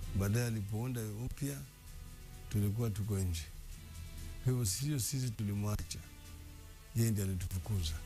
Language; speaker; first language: Swahili; non-native, local second language; Luo (Kenya and Tanzania)